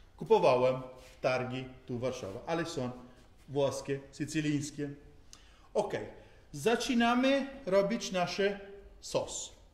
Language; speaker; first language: Polish; non-native, learner; Italian